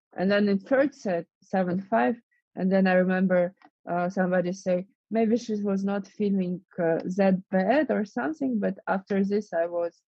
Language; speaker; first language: English; non-native, fluent; Russian